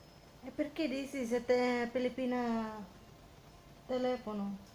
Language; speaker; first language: Italian; non-native, learner; Filipino